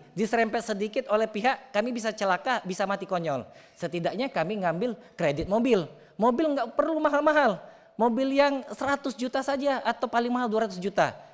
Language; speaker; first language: Indonesian; native; Indonesian